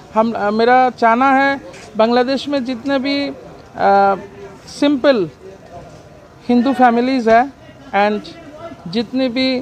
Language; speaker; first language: Hindi; non-native, fluent; Bangla